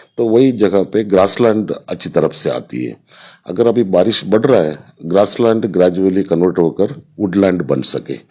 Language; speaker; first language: Hindi; non-native, local second language; Gujarati